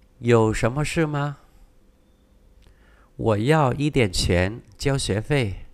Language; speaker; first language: Chinese; non-native, fluent; Vietnamese